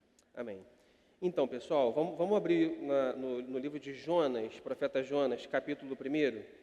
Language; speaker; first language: Portuguese; native; Portuguese